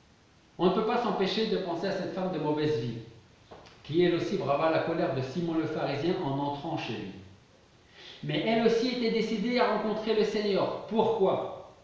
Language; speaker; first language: French; native; French